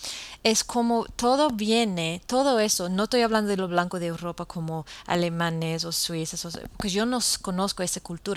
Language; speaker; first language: Spanish; non-native, fluent; English